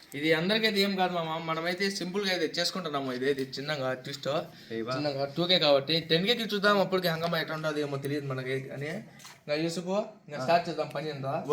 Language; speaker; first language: Telugu; non-native, local second language; Urdu